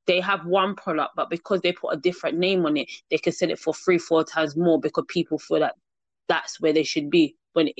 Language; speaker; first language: English; native; English